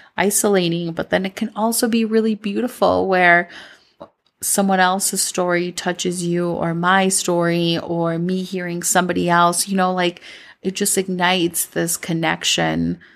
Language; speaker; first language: English; early bilingual, other home language; Spanish